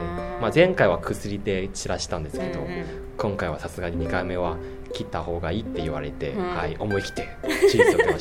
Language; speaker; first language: Japanese; non-native, fluent; Chinese